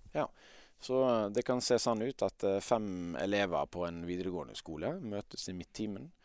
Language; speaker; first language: Norwegian; native; Norwegian